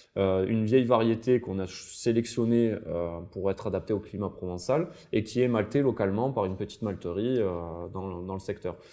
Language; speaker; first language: French; native; French